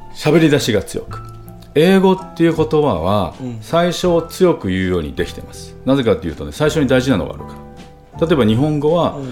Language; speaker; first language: Japanese; native; Japanese